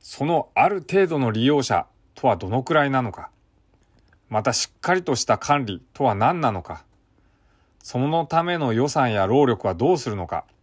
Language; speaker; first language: Japanese; native; Japanese